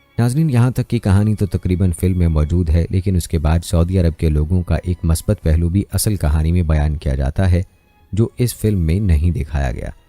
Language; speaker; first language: Urdu; native; Urdu